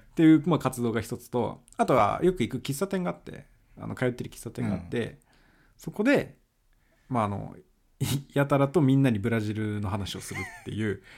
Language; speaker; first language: Japanese; early bilingual, other home language; Portuguese